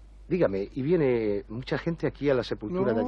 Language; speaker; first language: Spanish; native; Spanish